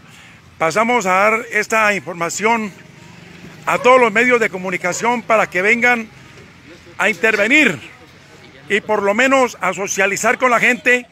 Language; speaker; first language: Spanish; native; Spanish